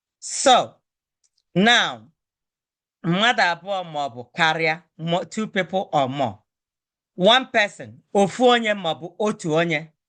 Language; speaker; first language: Igbo; native; Igbo